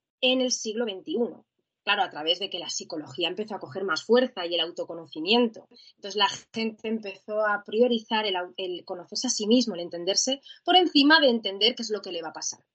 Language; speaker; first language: Spanish; native; Spanish